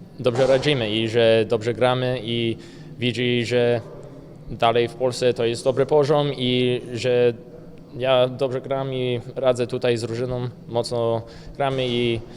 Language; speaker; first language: Polish; early bilingual, heritage; Polish